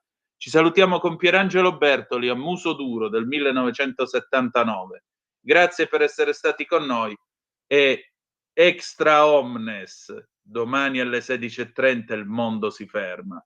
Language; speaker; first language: Italian; native; Italian